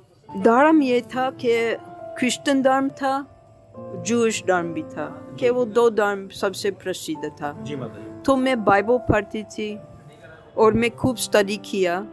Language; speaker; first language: Hindi; non-native, fluent; English